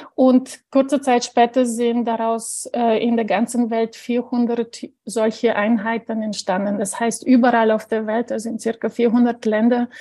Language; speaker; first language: German; non-native, fluent; Bulgarian